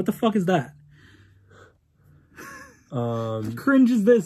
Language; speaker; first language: English; native; English